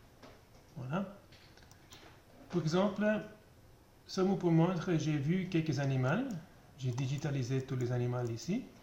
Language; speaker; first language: French; non-native, learner; German